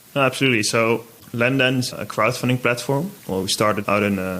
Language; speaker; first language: English; non-native, fluent; Dutch